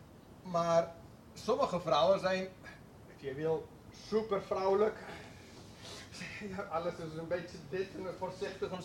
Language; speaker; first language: Dutch; non-native, fluent; English